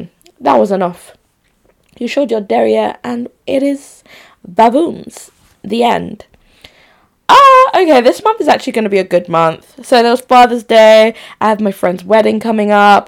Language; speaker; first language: English; non-native, local second language; Igbo